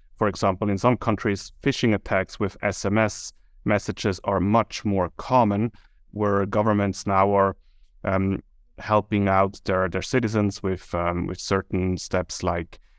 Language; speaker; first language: English; non-native, fluent; German